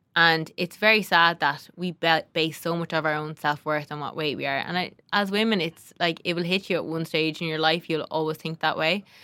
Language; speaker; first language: English; native; English